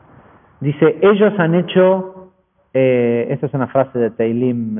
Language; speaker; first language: Spanish; native; Spanish